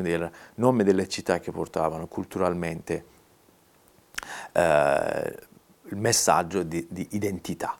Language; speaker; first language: Italian; non-native, fluent; Persian